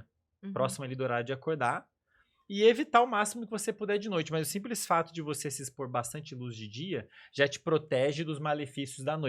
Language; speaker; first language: Portuguese; native; Portuguese